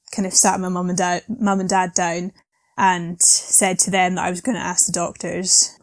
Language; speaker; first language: English; native; English